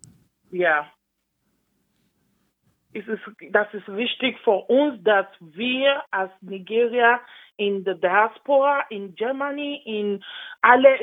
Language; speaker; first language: German; non-native, learner; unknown